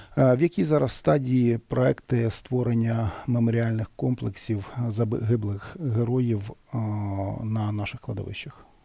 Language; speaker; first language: Ukrainian; native; Ukrainian